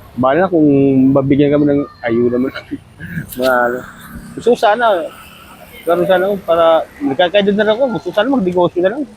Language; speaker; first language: Filipino; non-native, local second language; Bikol